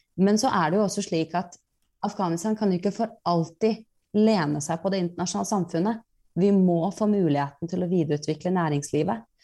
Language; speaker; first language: Norwegian; early bilingual, other home language; Persian